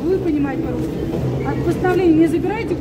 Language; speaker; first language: Russian; native; Russian